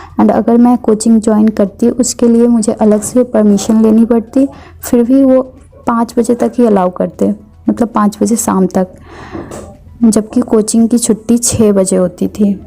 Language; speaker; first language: Hindi; native; Hindi